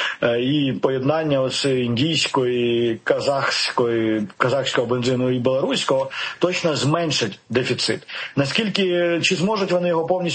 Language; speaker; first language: Ukrainian; native; Ukrainian